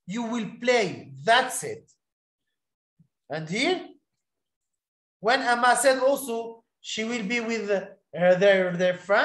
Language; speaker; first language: English; non-native, fluent; Arabic